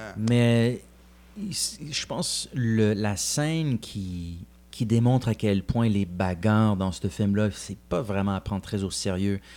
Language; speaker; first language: French; native; French